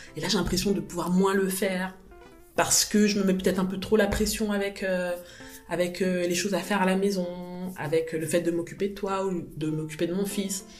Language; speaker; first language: French; native; French